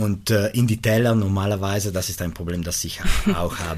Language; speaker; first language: German; non-native, local second language; Italian